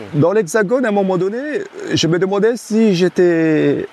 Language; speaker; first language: French; non-native, local second language; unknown